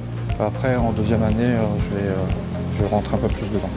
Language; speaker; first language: French; native; French